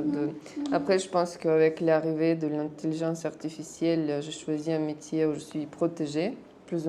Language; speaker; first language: French; non-native, fluent; Russian